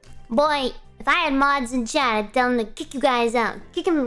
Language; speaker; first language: English; native; English